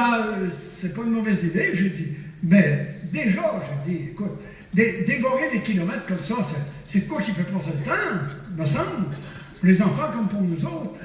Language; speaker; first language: French; native; French